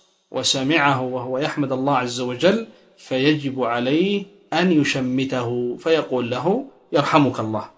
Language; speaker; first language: Arabic; native; Arabic